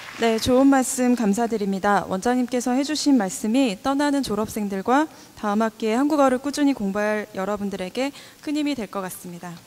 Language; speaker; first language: Korean; native; Korean